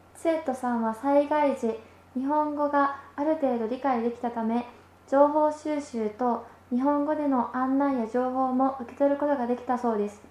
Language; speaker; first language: Japanese; native; Japanese